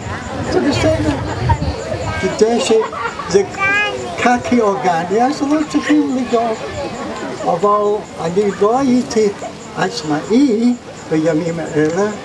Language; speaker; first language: Hebrew; non-native, fluent; English